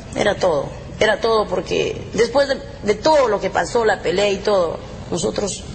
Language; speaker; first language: Spanish; native; Spanish